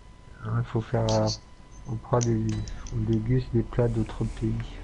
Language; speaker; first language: French; native; French